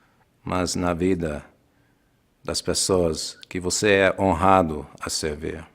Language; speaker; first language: Portuguese; non-native, fluent; English